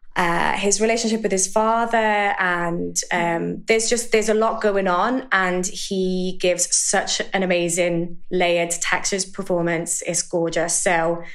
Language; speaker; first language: English; native; English